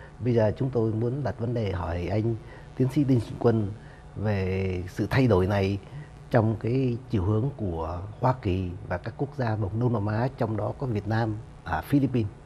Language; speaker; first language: Vietnamese; native; Vietnamese